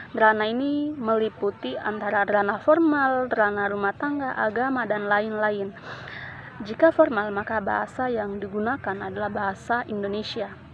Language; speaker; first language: Indonesian; non-native, local second language; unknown